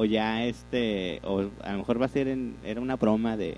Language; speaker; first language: Spanish; native; Spanish